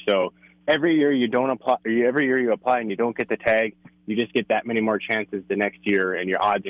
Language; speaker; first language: English; native; English